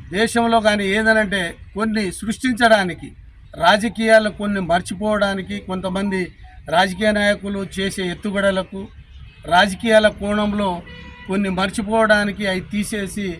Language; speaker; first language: Telugu; non-native, local second language; Lambadi